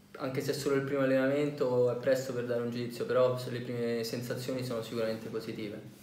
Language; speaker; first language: Italian; native; Italian